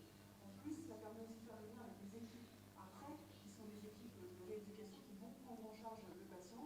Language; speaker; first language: French; native; French